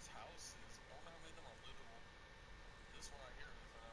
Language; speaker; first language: English; native; English